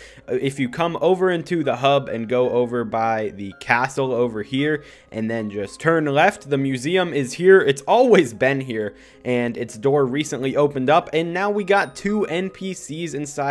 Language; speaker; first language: English; native; English